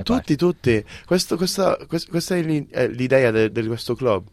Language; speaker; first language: Italian; early bilingual, heritage; English